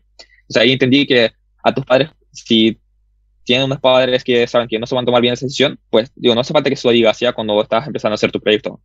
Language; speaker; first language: Spanish; early bilingual, other home language; Russian